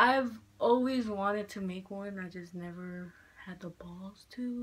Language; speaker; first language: English; native; English